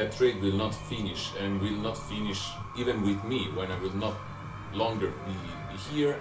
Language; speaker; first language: English; non-native, fluent; Italian